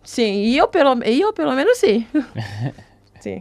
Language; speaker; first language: Spanish; non-native, learner; Portuguese